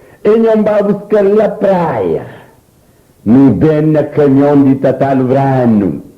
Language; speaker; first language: Portuguese; non-native, local second language; Kabuverdianu